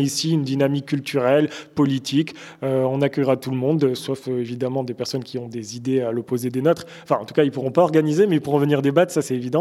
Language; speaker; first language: French; native; French